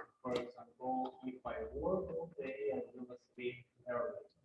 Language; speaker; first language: English; non-native, learner; Spanish